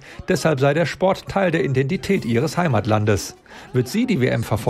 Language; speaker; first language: German; native; German